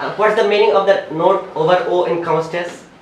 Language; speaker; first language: English; non-native, learner; Bangla